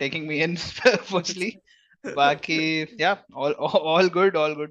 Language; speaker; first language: English; non-native, local second language; Hindi